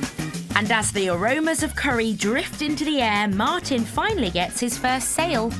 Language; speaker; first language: English; native; English